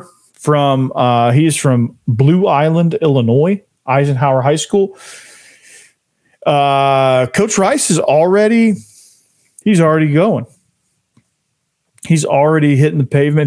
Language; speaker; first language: English; native; English